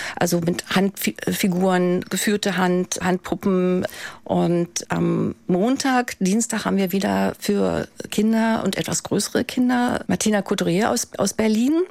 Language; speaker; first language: German; native; German